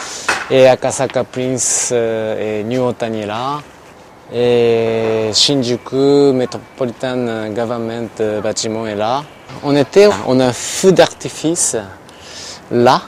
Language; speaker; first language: French; non-native, learner; Japanese